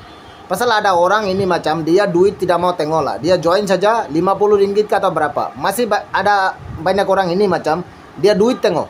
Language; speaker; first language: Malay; non-native, learner; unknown